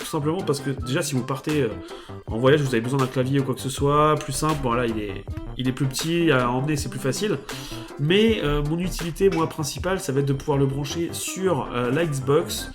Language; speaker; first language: French; native; French